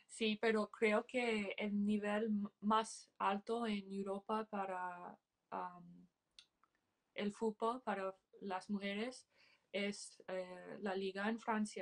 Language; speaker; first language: Spanish; early bilingual, heritage; English